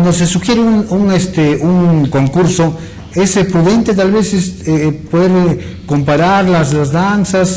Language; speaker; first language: Spanish; native; Spanish